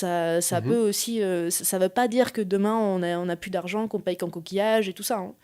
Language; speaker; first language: French; native; French